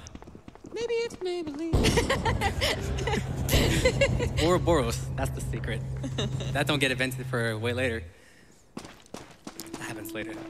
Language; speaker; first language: English; native; English